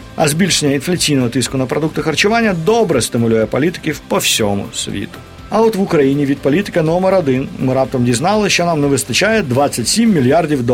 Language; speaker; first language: Ukrainian; non-native, local second language; Russian